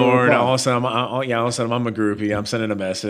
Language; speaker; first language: English; native; English